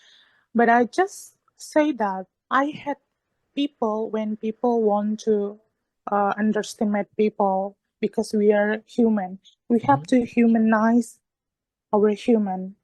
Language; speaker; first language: English; non-native, learner; Indonesian